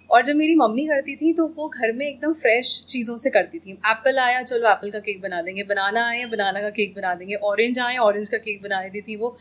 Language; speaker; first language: Hindi; native; Hindi